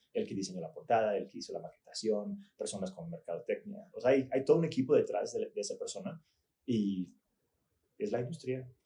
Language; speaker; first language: Spanish; early bilingual, other home language; English